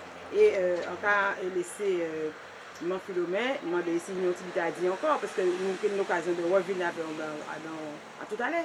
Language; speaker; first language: French; native; French